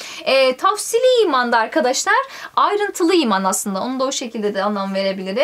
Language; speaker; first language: Turkish; native; Turkish